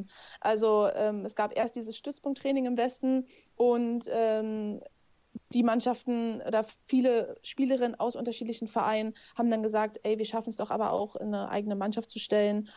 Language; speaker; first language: German; native; German